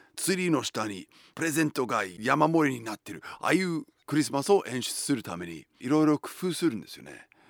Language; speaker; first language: Japanese; non-native, fluent; English